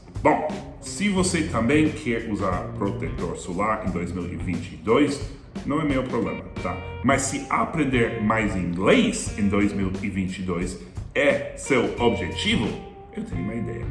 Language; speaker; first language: Portuguese; non-native, fluent; English